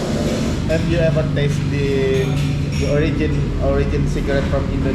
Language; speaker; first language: English; non-native, local second language; Indonesian